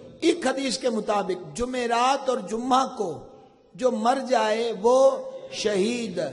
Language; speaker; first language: Urdu; non-native, local second language; Punjabi